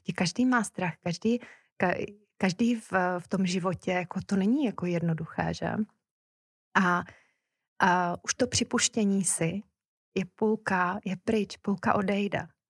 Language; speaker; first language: Czech; native; Czech